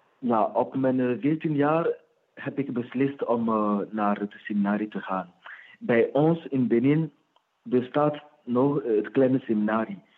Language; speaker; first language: Dutch; non-native, fluent; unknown